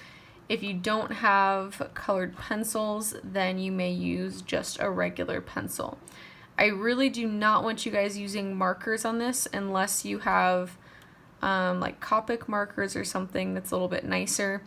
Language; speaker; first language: English; native; English